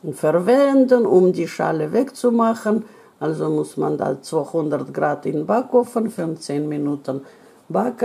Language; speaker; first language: German; non-native, learner; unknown